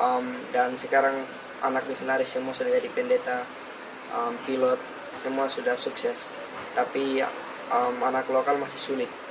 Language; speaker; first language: Indonesian; early bilingual, other home language; English